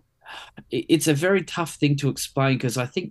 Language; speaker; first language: English; native; English